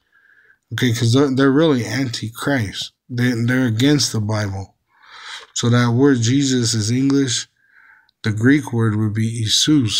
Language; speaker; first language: English; native; English